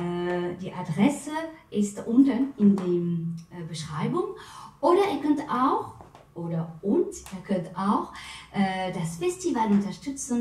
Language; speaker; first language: German; non-native, fluent; French